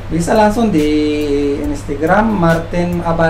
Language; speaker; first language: Indonesian; non-native, fluent; Arabic